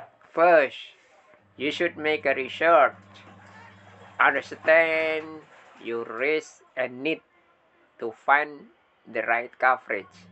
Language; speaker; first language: English; non-native, learner; Indonesian